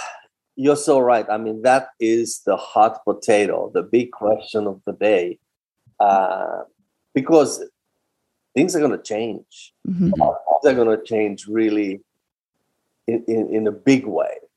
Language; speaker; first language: English; non-native, fluent; Finnish